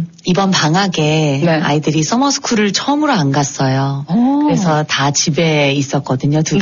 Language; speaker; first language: Korean; native; Korean